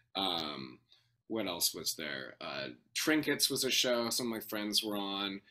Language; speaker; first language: English; native; English